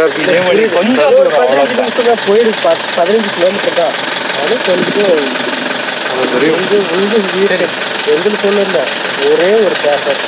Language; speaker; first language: Tamil; native; Tamil